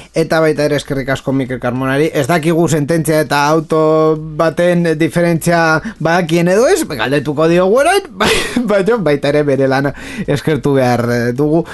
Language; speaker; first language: Basque; non-native, local second language; Spanish